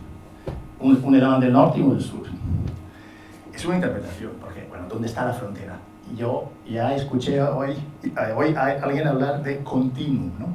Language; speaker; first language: Spanish; non-native, fluent; Italian